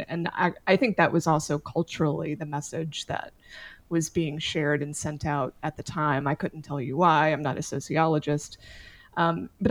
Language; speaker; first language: English; native; English